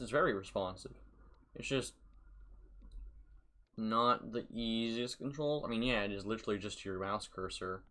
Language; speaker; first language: English; native; English